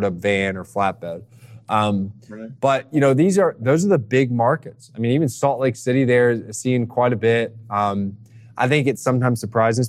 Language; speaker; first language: English; native; English